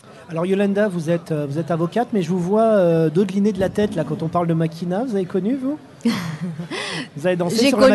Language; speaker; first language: French; native; French